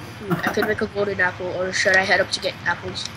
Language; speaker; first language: English; native; English